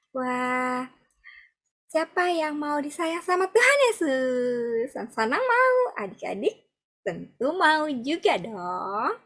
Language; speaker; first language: Indonesian; native; Indonesian